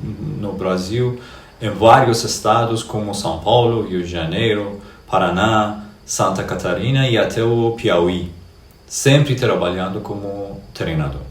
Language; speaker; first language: Portuguese; non-native, fluent; Persian